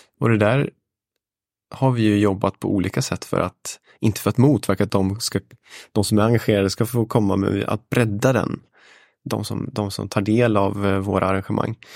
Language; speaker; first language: Swedish; native; Swedish